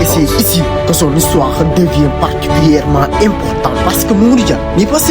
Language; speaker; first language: French; non-native, local second language; Wolof